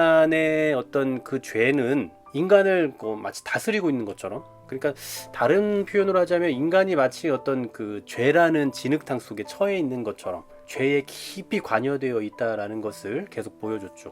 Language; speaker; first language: Korean; native; Korean